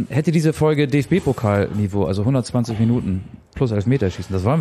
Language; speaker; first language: German; native; German